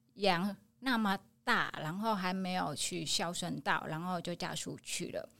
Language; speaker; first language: Chinese; non-native, fluent; Vietnamese